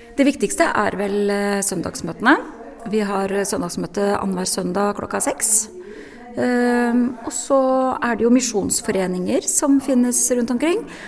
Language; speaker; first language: Norwegian; native; Norwegian